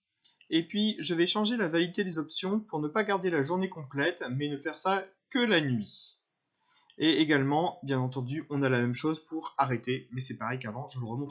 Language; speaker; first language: French; native; French